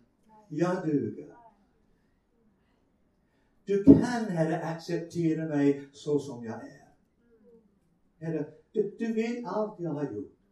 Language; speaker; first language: Swedish; non-native, fluent; English